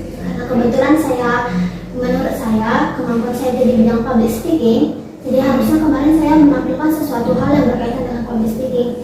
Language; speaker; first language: Indonesian; native; Indonesian